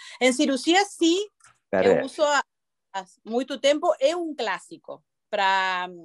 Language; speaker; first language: Portuguese; non-native, learner; Spanish